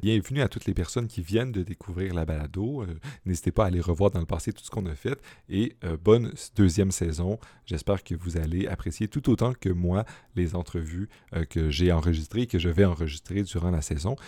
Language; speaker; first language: French; native; French